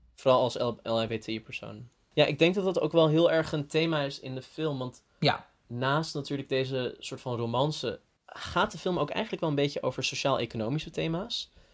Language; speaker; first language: Dutch; early bilingual, heritage; Dutch